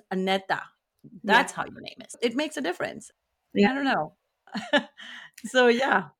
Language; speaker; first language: English; non-native, local second language; Gujarati